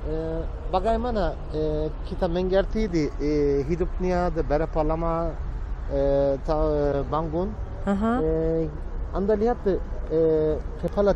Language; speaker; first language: Indonesian; non-native, learner; Turkish